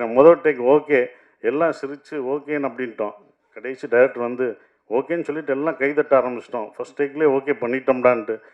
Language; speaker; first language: Tamil; native; Tamil